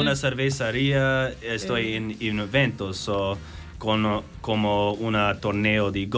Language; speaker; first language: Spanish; non-native, learner; English